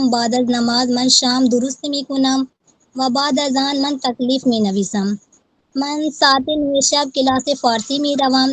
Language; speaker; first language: Persian; non-native, learner; Urdu